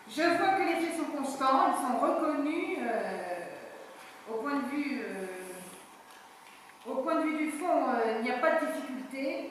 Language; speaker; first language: French; native; French